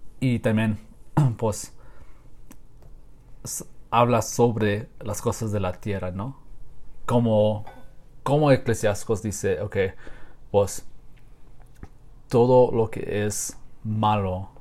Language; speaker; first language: Spanish; non-native, learner; English